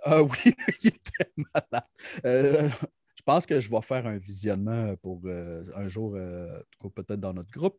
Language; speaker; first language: French; native; French